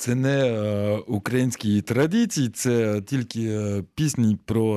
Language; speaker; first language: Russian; non-native, learner; French